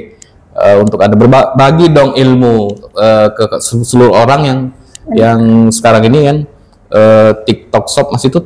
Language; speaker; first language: Indonesian; native; Indonesian